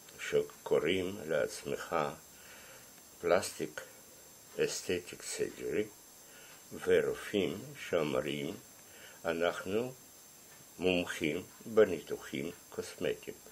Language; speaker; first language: Hebrew; non-native, fluent; Russian